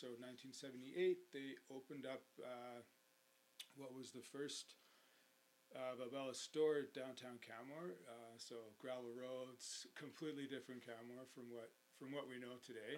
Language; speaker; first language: English; native; English